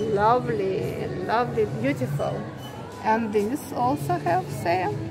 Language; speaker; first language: English; non-native, learner; Russian